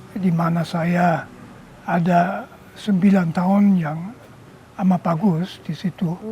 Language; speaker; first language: Indonesian; non-native, fluent; German